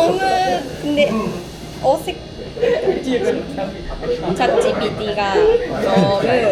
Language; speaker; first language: Korean; non-native, learner; Japanese